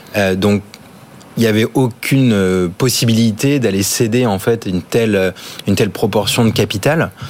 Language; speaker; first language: French; early bilingual, other home language; English